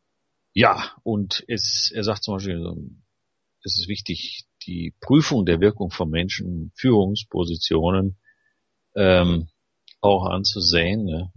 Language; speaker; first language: German; native; German